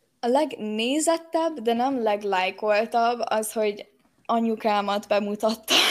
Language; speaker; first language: Hungarian; early bilingual, heritage; Hungarian